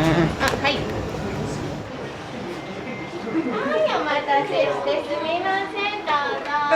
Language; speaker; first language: Japanese; native; Japanese